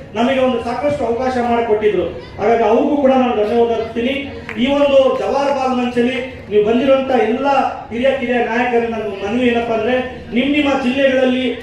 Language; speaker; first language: Kannada; native; Kannada